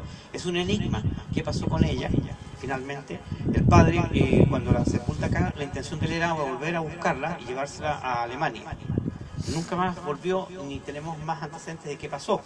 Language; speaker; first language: Spanish; native; Spanish